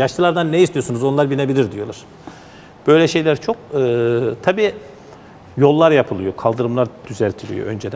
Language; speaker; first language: Turkish; native; Turkish